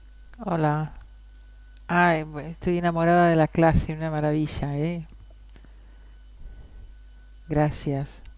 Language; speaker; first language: Spanish; native; Spanish